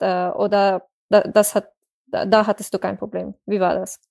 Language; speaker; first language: German; non-native, fluent; Persian